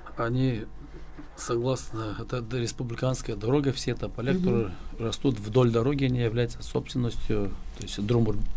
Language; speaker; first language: Russian; non-native, local second language; Gagauz